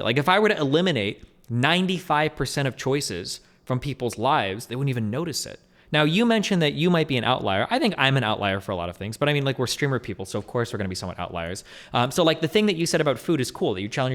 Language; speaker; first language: English; native; English